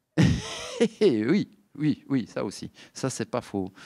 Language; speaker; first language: French; native; French